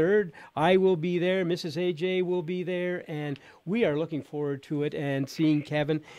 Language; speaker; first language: English; native; English